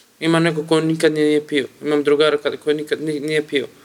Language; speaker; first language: Serbian; non-native, learner; Kurdish